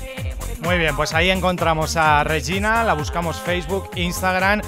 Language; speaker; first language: Spanish; native; Spanish